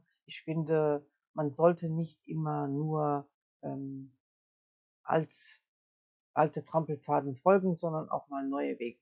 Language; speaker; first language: German; native; German